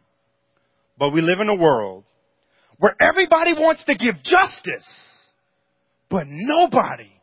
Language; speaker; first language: English; native; English